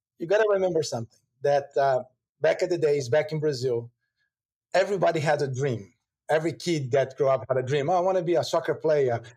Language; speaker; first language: English; non-native, fluent; Portuguese